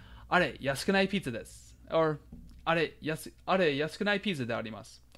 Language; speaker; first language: Japanese; non-native, fluent; English